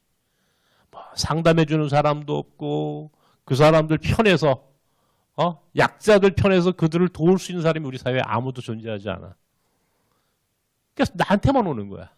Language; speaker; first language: Korean; native; Korean